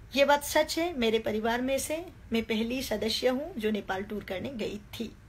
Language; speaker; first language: Hindi; non-native, local second language; Nepali